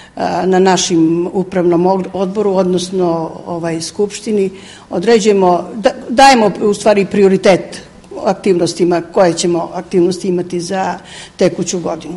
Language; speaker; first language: Serbian; native; Serbian